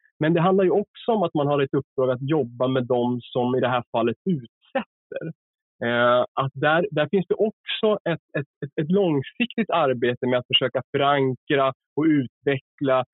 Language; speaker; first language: Swedish; native; Swedish